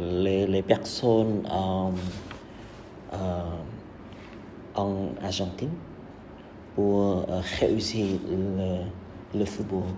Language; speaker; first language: French; non-native, learner; Khmer